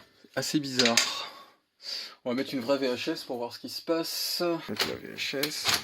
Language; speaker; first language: French; native; French